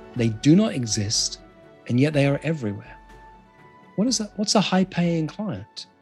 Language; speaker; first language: English; native; English